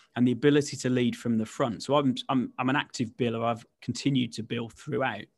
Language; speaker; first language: English; native; English